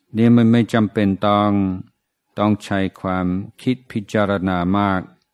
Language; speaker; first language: Thai; non-native, fluent; English